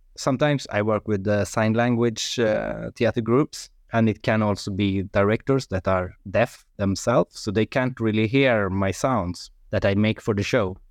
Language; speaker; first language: English; non-native, fluent; Swedish